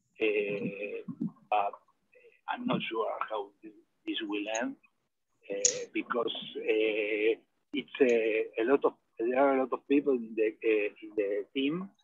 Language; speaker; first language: English; non-native, learner; Spanish